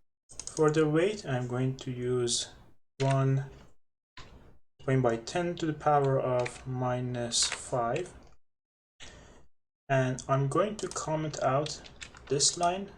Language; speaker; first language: English; non-native, fluent; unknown